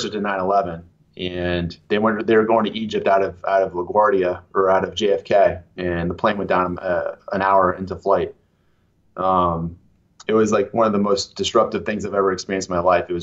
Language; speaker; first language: English; native; English